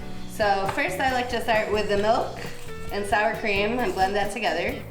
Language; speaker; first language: English; native; English